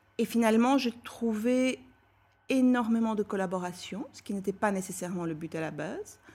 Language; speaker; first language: French; non-native, fluent; Bulgarian